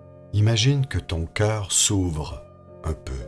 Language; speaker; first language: French; native; French